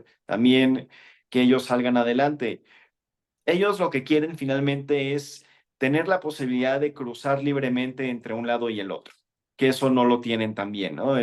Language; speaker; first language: Spanish; native; Spanish